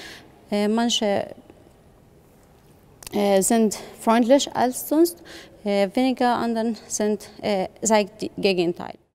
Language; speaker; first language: German; non-native, learner; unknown